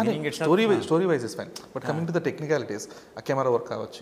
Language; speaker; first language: Telugu; native; Telugu